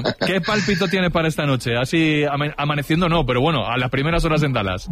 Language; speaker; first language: Spanish; native; Spanish